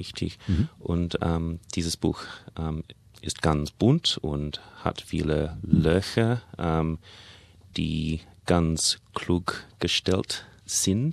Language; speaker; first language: German; non-native, learner; English